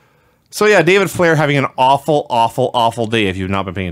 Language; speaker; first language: English; native; English